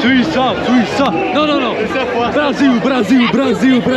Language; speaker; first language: Portuguese; non-native, learner; Swiss German